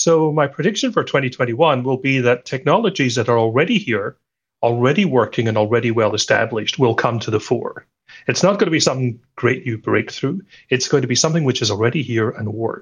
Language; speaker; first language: English; native; English